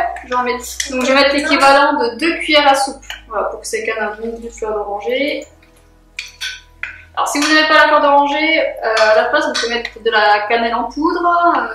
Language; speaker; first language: French; native; French